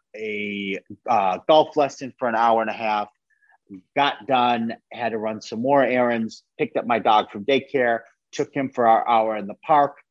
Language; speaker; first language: English; native; English